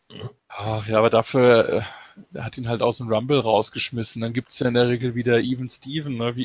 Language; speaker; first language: German; native; German